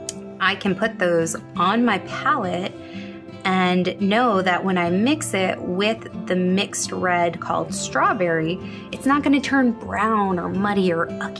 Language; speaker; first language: English; native; English